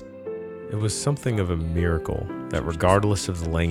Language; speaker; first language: English; non-native, fluent; Polish